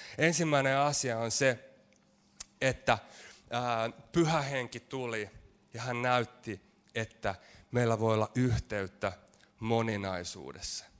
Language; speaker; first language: Finnish; native; Finnish